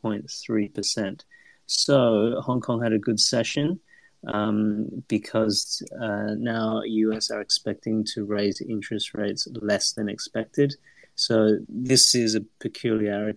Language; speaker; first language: English; native; English